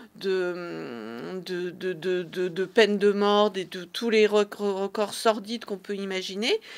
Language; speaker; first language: French; early bilingual, other home language; Persian